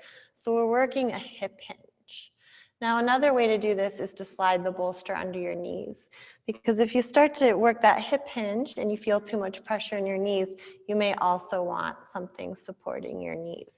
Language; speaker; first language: English; native; English